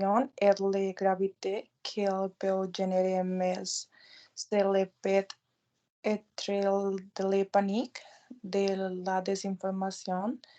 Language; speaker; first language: French; non-native, learner; Spanish